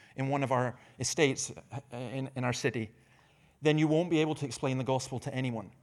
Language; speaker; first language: English; native; English